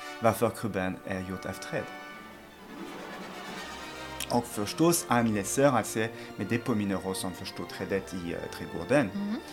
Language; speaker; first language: Swedish; non-native, fluent; French